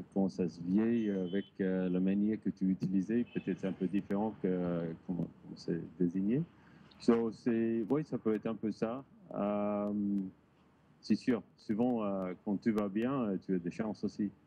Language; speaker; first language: French; non-native, learner; English